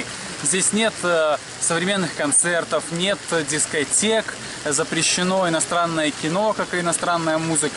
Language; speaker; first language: Russian; native; Russian